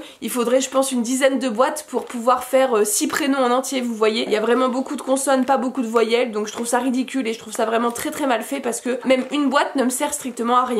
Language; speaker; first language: French; native; French